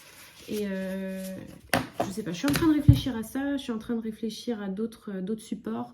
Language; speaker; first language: French; native; French